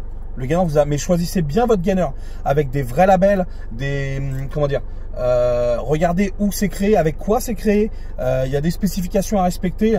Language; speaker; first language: French; native; French